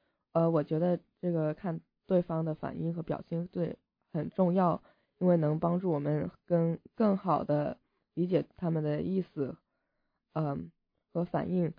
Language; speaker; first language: Chinese; early bilingual, heritage; English